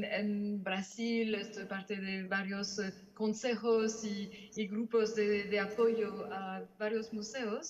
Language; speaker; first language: Spanish; non-native, fluent; French